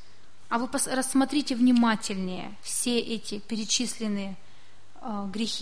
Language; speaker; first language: Russian; native; Russian